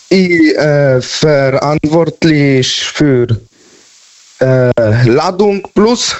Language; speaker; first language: German; non-native, learner; Polish